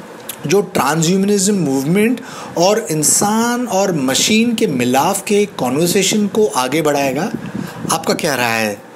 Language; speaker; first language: Hindi; native; Hindi